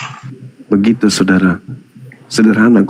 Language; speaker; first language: Indonesian; native; Indonesian